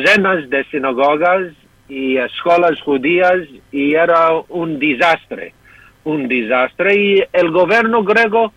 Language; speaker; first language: Spanish; non-native, fluent; English